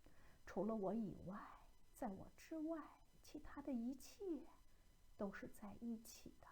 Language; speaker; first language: Chinese; native; Chinese